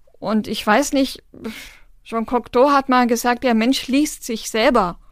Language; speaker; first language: German; non-native, local second language; Romany